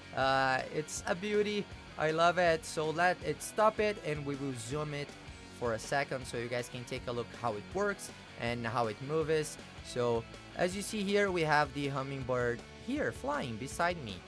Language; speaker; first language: English; non-native, fluent; Portuguese